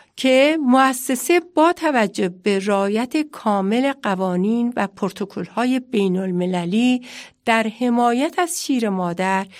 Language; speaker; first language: Persian; native; Persian